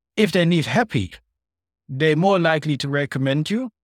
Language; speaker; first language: English; non-native, fluent; Dutch